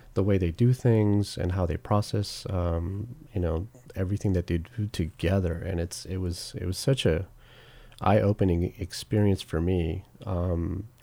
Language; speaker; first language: English; native; English